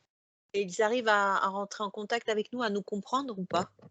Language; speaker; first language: French; native; French